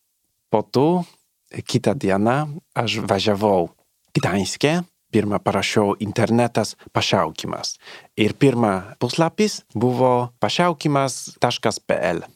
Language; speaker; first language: Lithuanian; non-native, learner; Polish